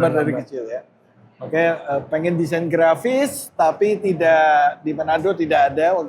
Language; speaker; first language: Indonesian; native; Indonesian